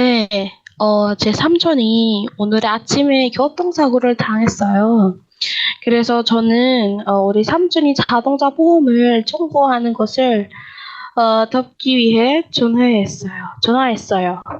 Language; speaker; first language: Korean; non-native, learner; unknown